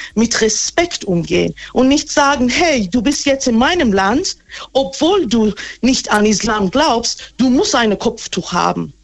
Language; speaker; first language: German; non-native, fluent; Persian